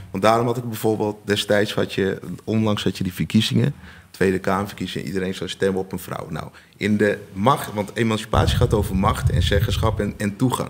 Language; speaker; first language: Dutch; native; Dutch